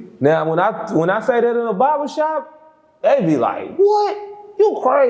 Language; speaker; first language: English; native; English